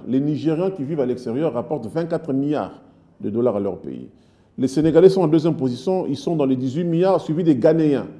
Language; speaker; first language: French; non-native, local second language; Lingala